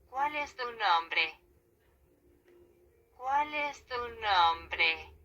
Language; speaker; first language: Spanish; non-native, learner; Haitian Creole